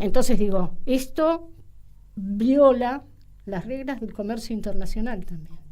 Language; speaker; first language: Spanish; native; Spanish